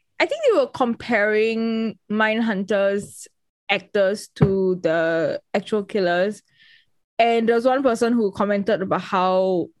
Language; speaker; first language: English; native; English